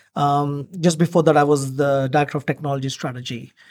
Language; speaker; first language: English; non-native, local second language; Telugu